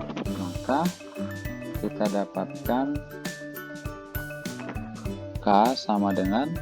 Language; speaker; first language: Indonesian; native; Indonesian